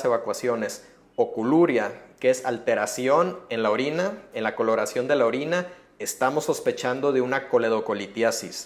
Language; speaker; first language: Spanish; native; Spanish